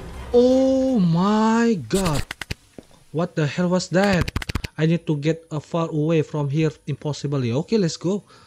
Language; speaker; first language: English; non-native, learner; Indonesian